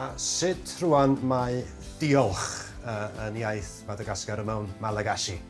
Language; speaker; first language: Welsh; native; Welsh